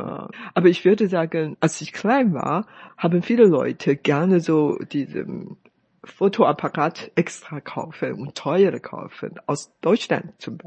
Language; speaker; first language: German; non-native, fluent; Chinese